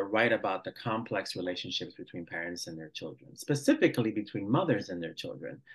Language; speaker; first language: English; early bilingual, other home language; Spanish